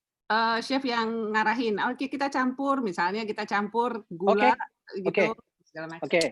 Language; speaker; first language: Indonesian; native; Indonesian